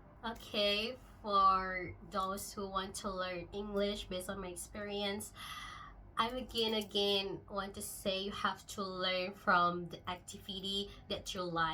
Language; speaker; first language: English; non-native, local second language; Indonesian